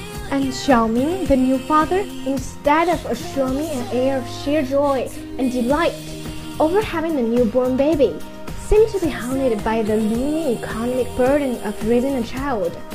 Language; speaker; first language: English; non-native, fluent; Chinese